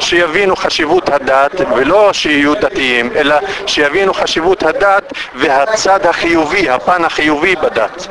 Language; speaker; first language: Hebrew; non-native, local second language; Arabic